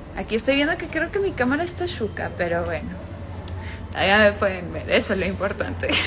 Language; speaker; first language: Spanish; native; Spanish